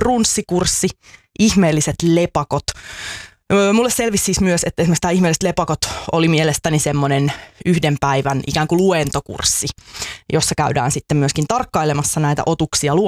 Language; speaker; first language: Finnish; native; Finnish